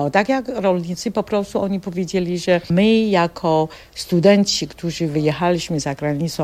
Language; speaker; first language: Polish; non-native, fluent; Chinese